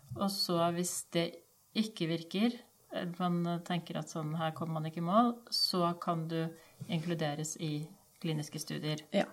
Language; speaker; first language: Norwegian; native; Norwegian